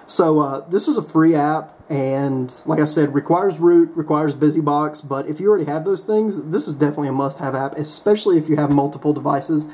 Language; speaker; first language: English; native; English